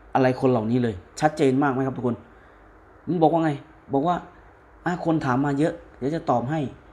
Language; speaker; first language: Thai; native; Thai